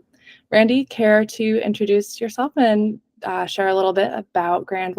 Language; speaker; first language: English; native; English